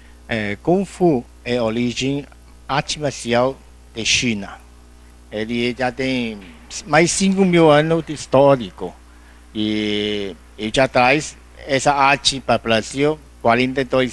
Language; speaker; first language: Portuguese; non-native, learner; Chinese